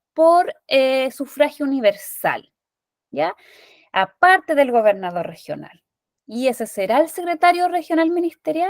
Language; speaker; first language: Spanish; native; Spanish